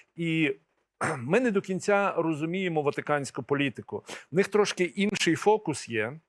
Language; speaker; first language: Ukrainian; native; Ukrainian